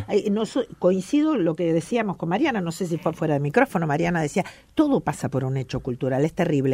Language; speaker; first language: Spanish; native; Spanish